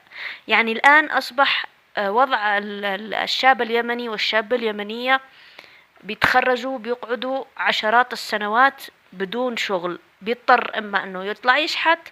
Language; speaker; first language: Arabic; native; Arabic